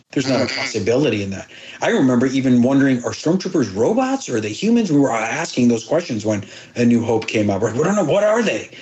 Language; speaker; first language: English; early bilingual, other home language; Persian